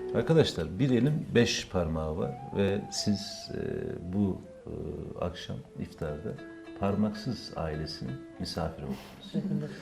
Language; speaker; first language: Turkish; native; Turkish